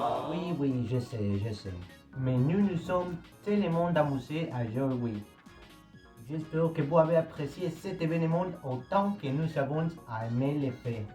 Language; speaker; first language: French; non-native, learner; Spanish